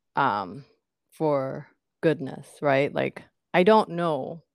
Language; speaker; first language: English; non-native, fluent; Japanese